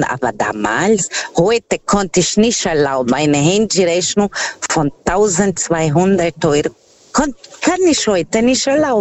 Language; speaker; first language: German; non-native, fluent; Portuguese